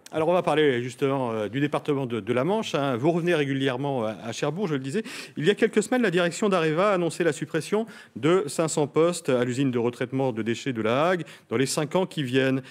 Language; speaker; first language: French; native; French